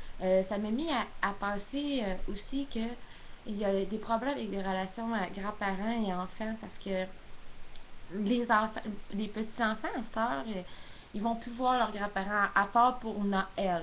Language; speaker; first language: French; native; French